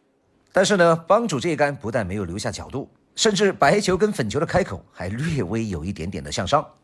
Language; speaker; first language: Chinese; native; Chinese